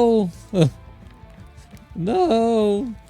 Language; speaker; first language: Portuguese; native; Portuguese